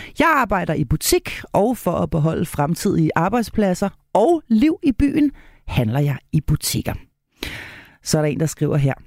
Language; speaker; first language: Danish; native; Danish